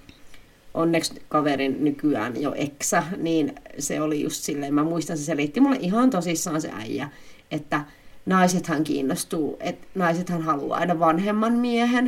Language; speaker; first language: Finnish; native; Finnish